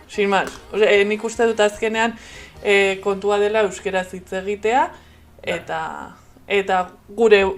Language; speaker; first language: Basque; non-native, local second language; Spanish